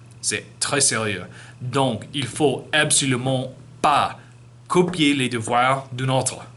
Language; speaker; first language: French; non-native, fluent; English